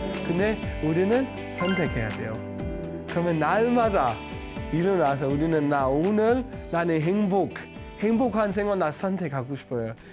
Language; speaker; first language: Korean; non-native, learner; Danish